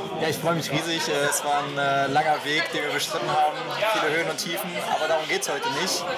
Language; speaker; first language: German; native; German